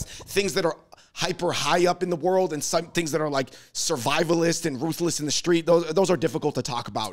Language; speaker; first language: English; native; English